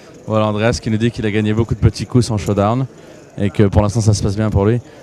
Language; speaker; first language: French; native; French